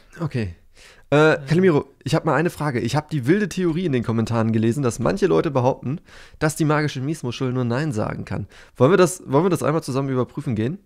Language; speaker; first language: German; native; German